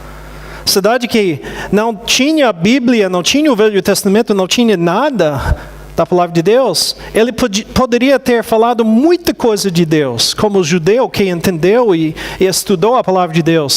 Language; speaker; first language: Portuguese; non-native, fluent; English